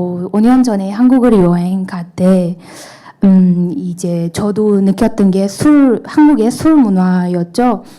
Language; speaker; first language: Korean; non-native, fluent; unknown